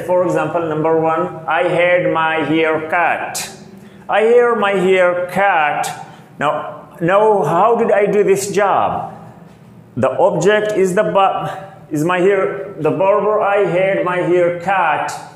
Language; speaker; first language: English; non-native, local second language; Hindi